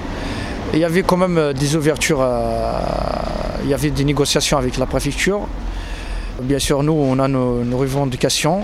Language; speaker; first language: French; non-native, local second language; Arabic